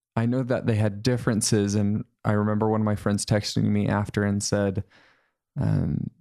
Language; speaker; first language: English; native; English